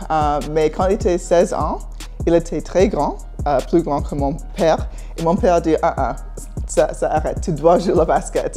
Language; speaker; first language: French; non-native, fluent; English